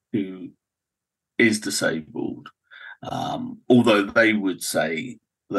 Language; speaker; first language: English; native; English